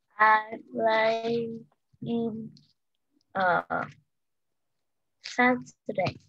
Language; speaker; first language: English; non-native, learner; Vietnamese